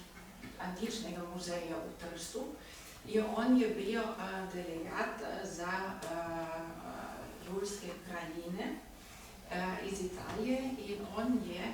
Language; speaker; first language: Slovenian; non-native, learner; German